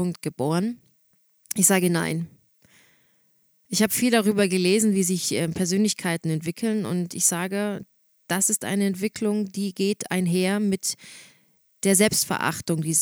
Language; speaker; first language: German; native; German